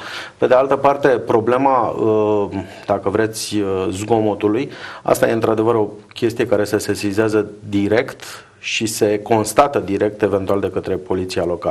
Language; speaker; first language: Romanian; native; Romanian